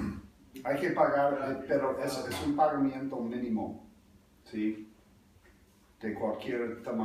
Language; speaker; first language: Spanish; non-native, learner; English